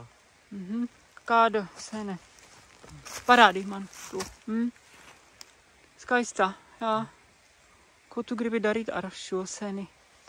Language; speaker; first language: Latvian; non-native, learner; Czech